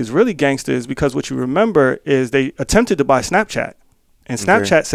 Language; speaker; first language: English; native; English